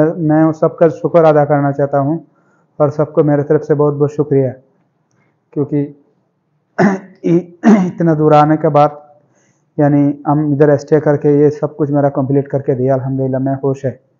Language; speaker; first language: Hindi; non-native, local second language; Bangla